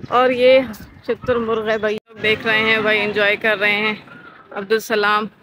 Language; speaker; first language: Urdu; native; Urdu